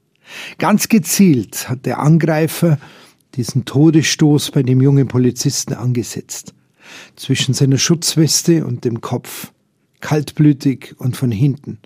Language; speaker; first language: German; native; German